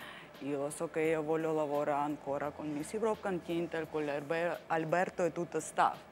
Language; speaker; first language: Italian; non-native, learner; Russian